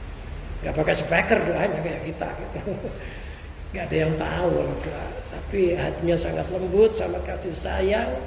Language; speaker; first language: Indonesian; native; Indonesian